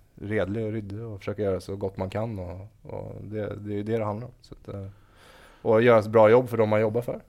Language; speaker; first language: Swedish; native; Swedish